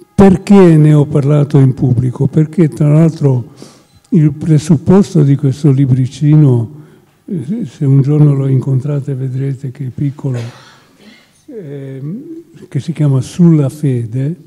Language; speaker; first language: Italian; non-native, fluent; Hungarian